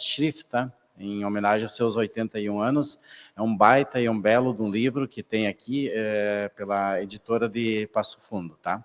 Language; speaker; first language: Portuguese; native; Portuguese